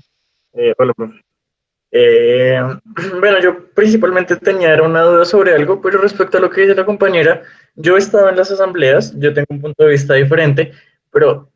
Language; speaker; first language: Spanish; native; Spanish